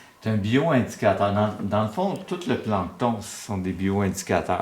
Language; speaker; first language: French; native; French